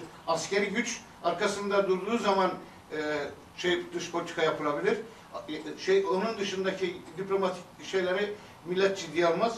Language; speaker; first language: Turkish; native; Turkish